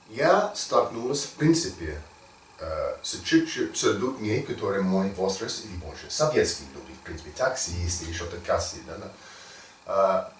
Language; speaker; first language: Russian; non-native, learner; English